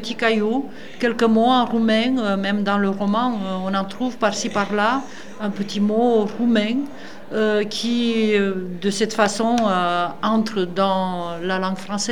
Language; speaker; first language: French; non-native, fluent; Romanian